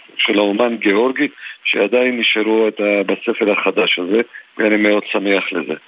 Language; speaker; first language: Hebrew; non-native, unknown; Georgian